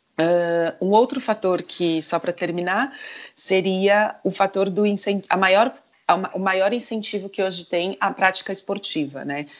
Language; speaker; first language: Portuguese; native; Portuguese